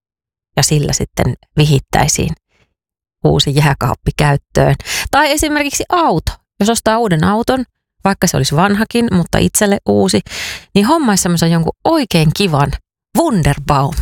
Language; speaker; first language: Finnish; native; Finnish